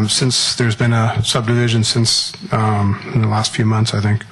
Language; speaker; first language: English; native; English